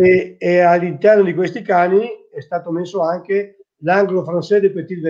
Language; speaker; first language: Italian; native; Italian